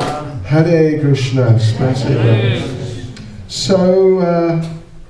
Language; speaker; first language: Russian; non-native, learner; English